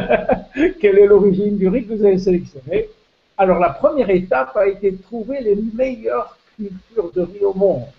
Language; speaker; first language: French; native; French